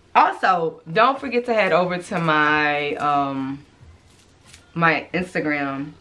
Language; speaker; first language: English; native; English